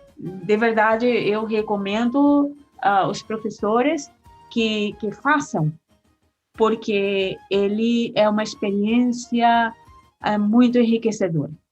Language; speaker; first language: Portuguese; early bilingual, heritage; Portuguese